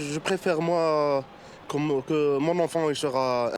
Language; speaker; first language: French; non-native, learner; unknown